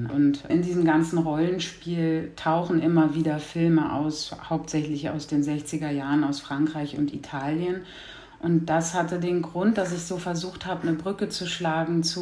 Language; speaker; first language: German; native; German